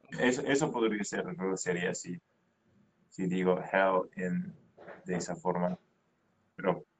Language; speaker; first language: Spanish; non-native, fluent; English